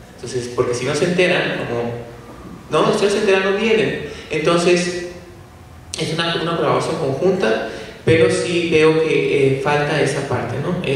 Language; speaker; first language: Spanish; native; Spanish